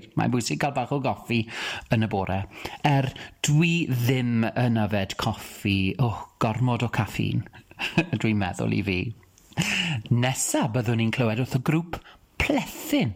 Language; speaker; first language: Welsh; native; Welsh